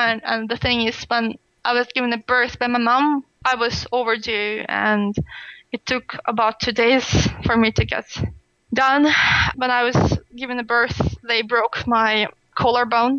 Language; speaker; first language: English; non-native, fluent; Russian